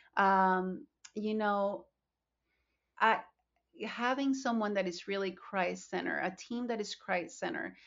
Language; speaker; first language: English; non-native, fluent; Spanish